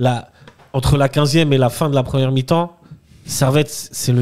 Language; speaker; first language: French; native; French